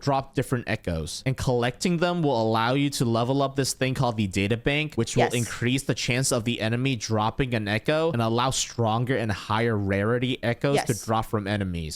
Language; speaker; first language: English; native; English